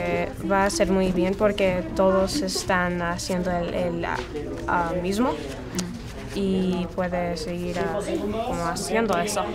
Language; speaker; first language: Spanish; non-native, learner; English